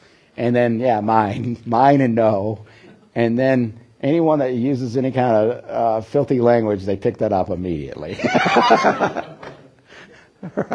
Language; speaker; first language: English; native; English